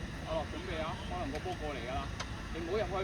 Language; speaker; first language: Cantonese; native; Cantonese